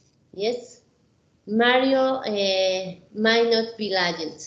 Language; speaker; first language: English; non-native, fluent; Spanish